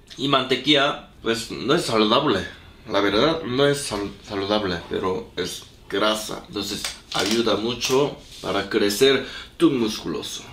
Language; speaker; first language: Spanish; non-native, learner; Korean